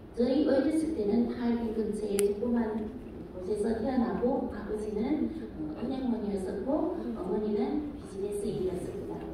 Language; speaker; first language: Korean; early bilingual, heritage; Korean